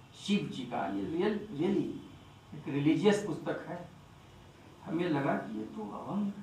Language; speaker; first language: Hindi; non-native, local second language; Bangla